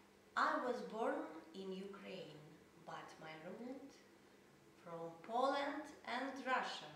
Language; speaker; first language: English; non-native, learner; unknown